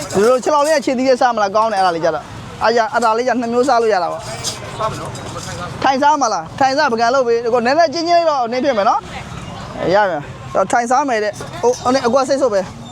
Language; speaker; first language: Burmese; native; Burmese